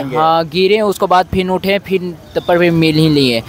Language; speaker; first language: Hindi; native; Hindi